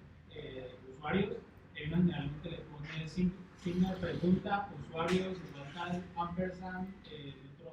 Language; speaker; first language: Spanish; native; Spanish